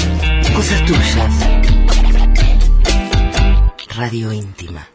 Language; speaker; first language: Spanish; native; Spanish